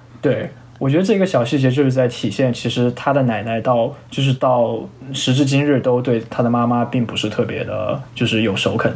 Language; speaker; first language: Chinese; native; Chinese